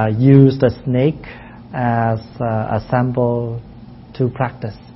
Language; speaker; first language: English; non-native, fluent; Vietnamese